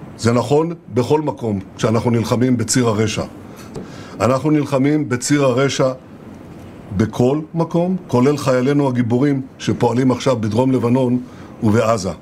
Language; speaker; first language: Hebrew; native; Hebrew